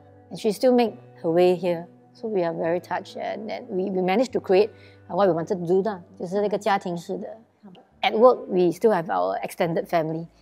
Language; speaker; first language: English; non-native, local second language; Chinese